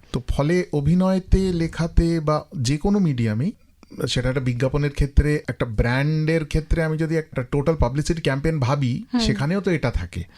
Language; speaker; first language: Bangla; native; Bangla